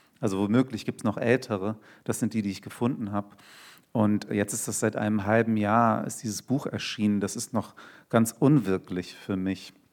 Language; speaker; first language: German; early bilingual, other home language; Turkish